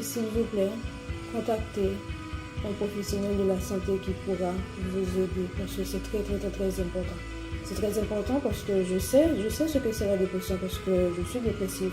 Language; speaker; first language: French; native; French